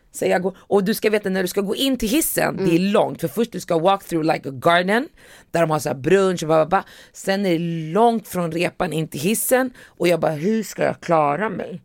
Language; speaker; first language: Swedish; native; Swedish